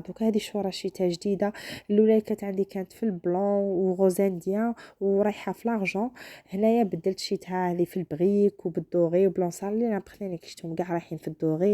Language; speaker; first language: Arabic; native; Arabic